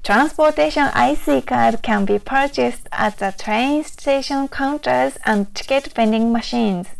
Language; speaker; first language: English; non-native, fluent; Japanese